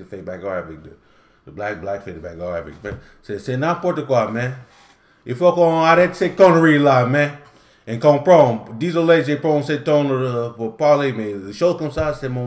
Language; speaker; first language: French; non-native, learner; English